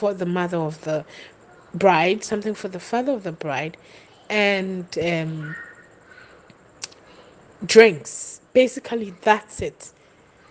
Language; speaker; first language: English; non-native, local second language; Ewe